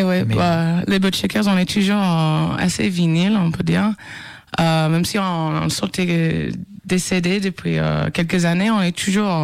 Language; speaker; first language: French; non-native, fluent; English